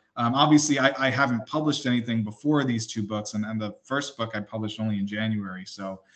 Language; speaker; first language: English; native; English